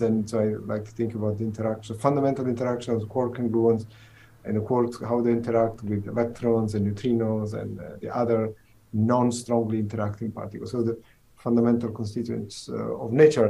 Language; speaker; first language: English; non-native, fluent; Italian